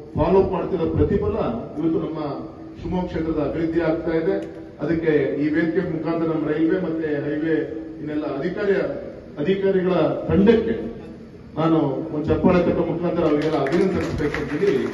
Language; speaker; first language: Kannada; native; Kannada